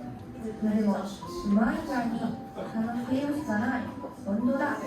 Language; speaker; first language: Japanese; non-native, learner; Chinese